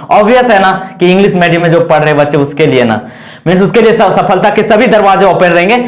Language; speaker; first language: Hindi; native; Hindi